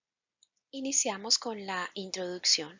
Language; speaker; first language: Spanish; native; Spanish